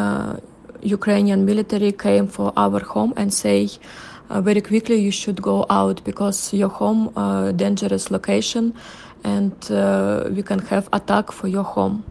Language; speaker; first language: English; non-native, learner; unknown